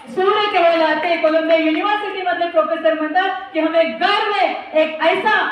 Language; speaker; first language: Hindi; non-native, local second language; Marathi